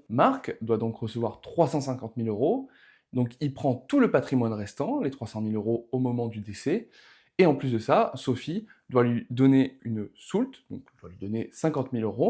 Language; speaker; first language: French; native; French